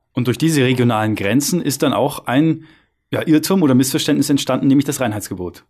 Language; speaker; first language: German; native; German